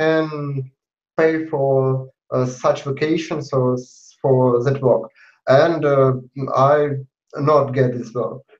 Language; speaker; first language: English; non-native, learner; Russian